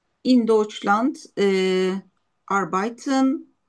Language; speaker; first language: German; non-native, learner; Turkish